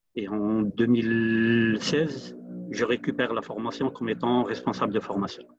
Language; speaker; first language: French; non-native, local second language; Arabic